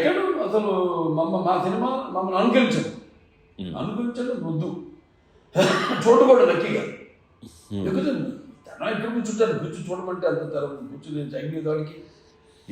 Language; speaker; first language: Telugu; native; Telugu